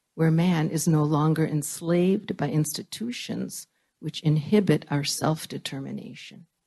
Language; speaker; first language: English; early bilingual, other home language; Lithuanian